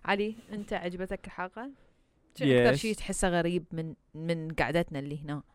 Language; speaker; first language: Arabic; early bilingual, heritage; Arabic